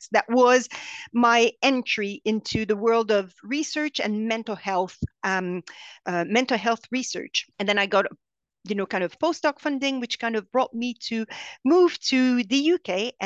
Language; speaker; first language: English; non-native, fluent; French